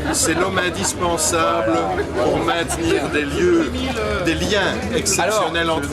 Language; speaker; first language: French; native; French